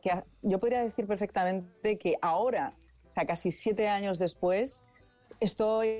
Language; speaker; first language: Spanish; native; Spanish